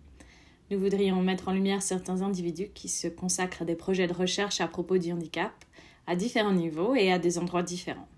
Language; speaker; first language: French; native; French